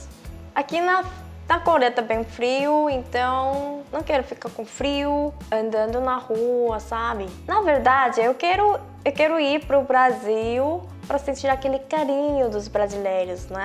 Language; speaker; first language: Portuguese; non-native, fluent; Korean